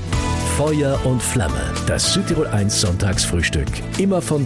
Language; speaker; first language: German; native; German